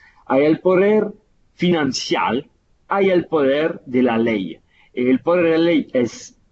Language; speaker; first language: Spanish; non-native, fluent; Italian